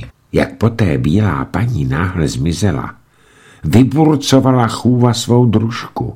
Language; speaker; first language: Czech; native; Czech